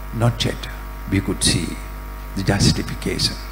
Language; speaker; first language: English; non-native, local second language; Sinhala